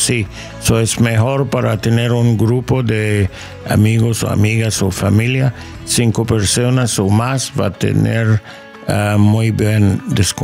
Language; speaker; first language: Spanish; non-native, learner; English